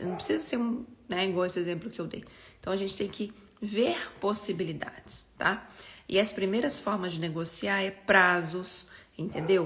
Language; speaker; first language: Portuguese; native; Portuguese